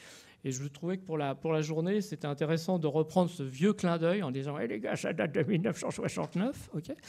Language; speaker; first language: French; native; French